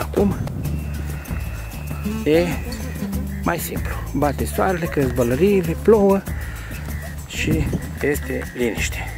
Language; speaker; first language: Romanian; native; Romanian